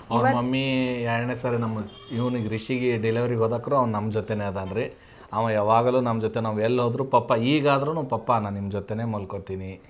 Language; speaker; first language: Kannada; native; Kannada